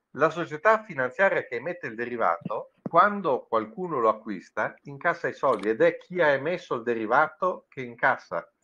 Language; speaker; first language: Italian; native; Italian